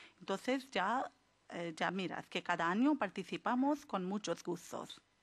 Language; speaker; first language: Spanish; non-native, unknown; Urdu